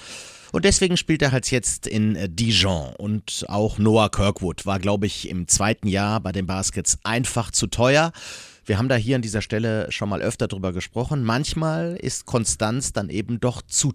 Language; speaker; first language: German; native; German